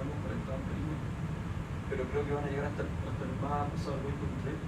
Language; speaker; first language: Spanish; native; Spanish